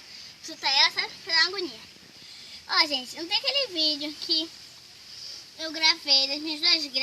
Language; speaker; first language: Portuguese; native; Portuguese